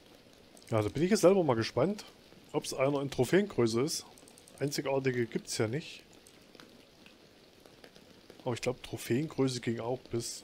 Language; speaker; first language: German; native; German